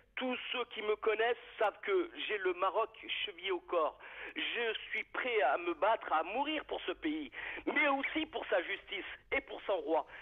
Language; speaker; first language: French; native; French